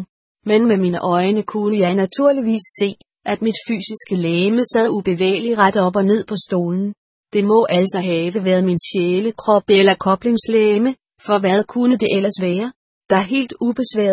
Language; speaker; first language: Danish; native; Danish